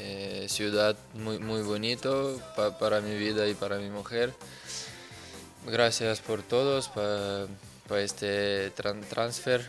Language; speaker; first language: Spanish; non-native, learner; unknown